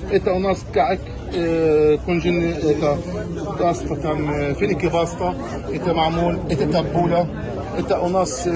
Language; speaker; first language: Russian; non-native, learner; Arabic